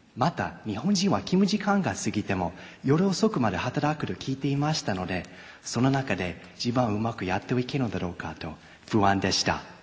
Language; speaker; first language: Japanese; non-native, fluent; English